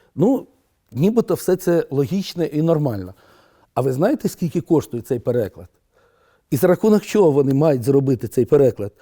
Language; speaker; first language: Ukrainian; non-native, local second language; Romanian